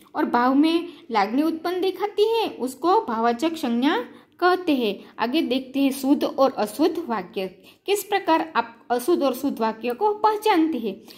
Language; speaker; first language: Hindi; non-native, local second language; Gujarati